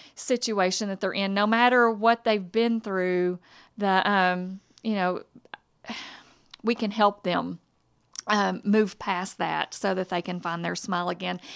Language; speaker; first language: English; native; English